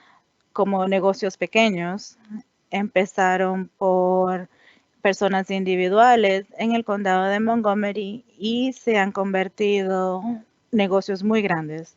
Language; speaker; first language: Spanish; non-native, fluent; English